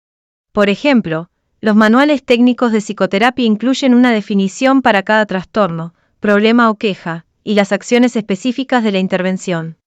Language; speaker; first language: Spanish; native; Spanish